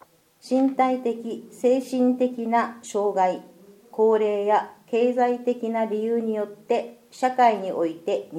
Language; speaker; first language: Japanese; native; Japanese